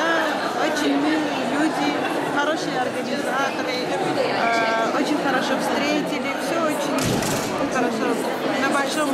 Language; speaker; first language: Russian; non-native, fluent; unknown